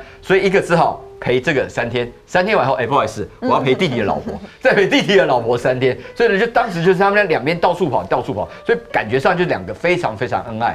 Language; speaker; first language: Chinese; native; Chinese